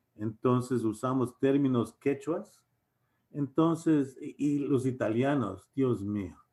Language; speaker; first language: Spanish; native; Spanish